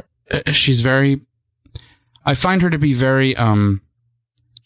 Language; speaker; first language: English; native; English